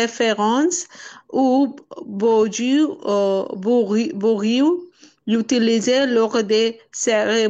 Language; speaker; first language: French; non-native, learner; Dutch